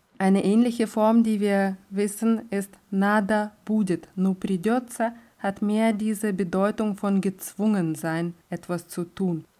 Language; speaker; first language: German; non-native, fluent; Russian